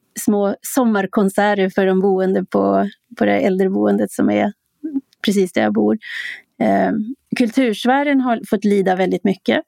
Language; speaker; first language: Swedish; native; Swedish